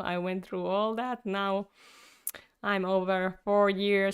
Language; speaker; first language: English; non-native, fluent; Finnish